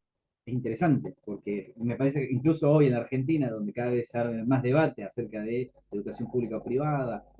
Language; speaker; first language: Spanish; native; Spanish